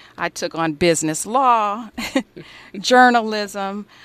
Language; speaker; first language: English; native; English